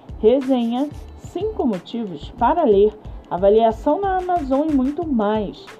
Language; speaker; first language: Portuguese; native; Portuguese